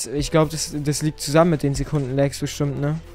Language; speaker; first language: German; native; German